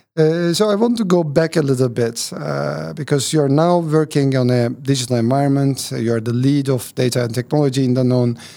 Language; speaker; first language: English; non-native, fluent; Turkish